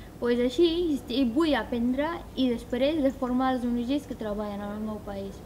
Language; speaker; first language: Catalan; non-native, learner; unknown